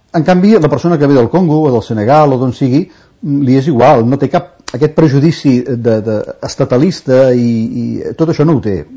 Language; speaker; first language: Catalan; native; Catalan